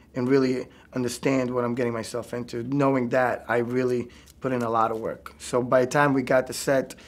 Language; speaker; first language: English; native; English